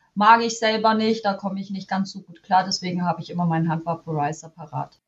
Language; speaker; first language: German; native; German